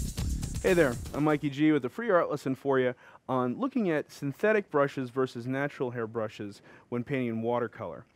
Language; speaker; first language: English; native; English